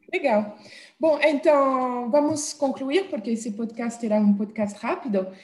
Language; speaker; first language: Portuguese; non-native, fluent; French